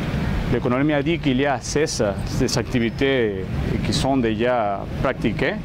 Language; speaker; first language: French; non-native, learner; Spanish